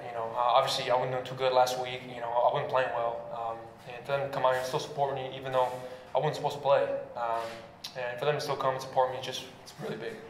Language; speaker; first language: English; early bilingual, other home language; Spanish